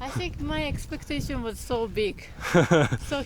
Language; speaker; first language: English; non-native, learner; Japanese